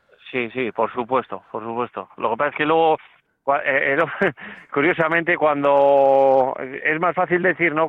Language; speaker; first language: Spanish; native; Spanish